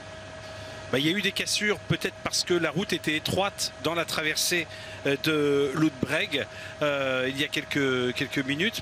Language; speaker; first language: French; native; French